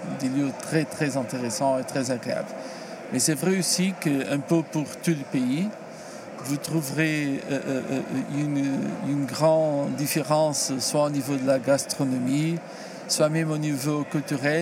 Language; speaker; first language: French; non-native, learner; Portuguese